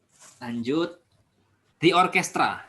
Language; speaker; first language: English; non-native, fluent; Indonesian